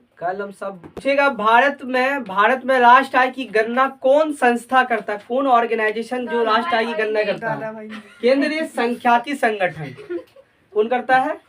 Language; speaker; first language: Hindi; native; Hindi